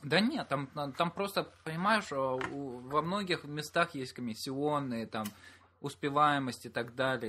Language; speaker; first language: Russian; native; Russian